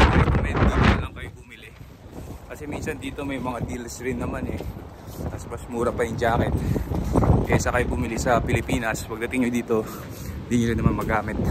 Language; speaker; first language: Filipino; native; Filipino